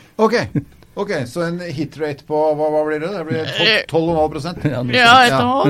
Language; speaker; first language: Norwegian; native; Norwegian